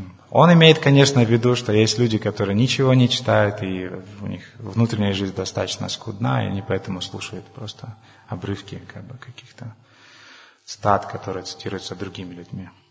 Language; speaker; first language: Russian; non-native, local second language; Romanian